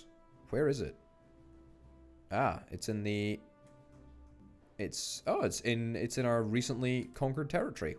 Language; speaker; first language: English; native; English